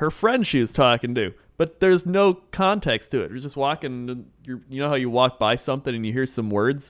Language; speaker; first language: English; native; English